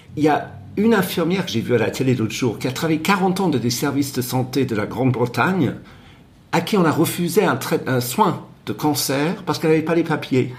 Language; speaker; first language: French; non-native, fluent; English